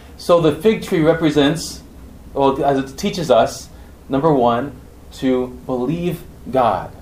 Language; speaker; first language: English; native; English